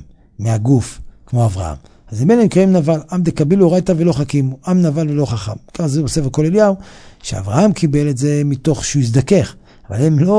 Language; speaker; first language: Hebrew; native; Hebrew